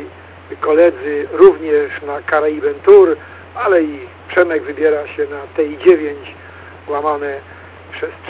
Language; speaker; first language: Polish; native; Polish